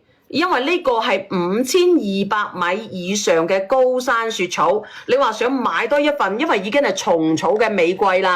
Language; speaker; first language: Cantonese; native; Cantonese